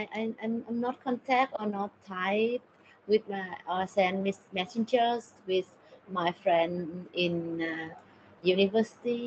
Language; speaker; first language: English; non-native, learner; Thai